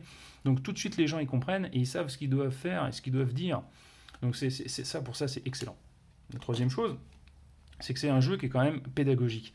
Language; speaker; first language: French; native; French